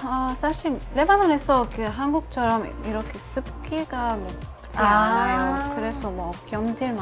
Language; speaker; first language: Korean; non-native, learner; Arabic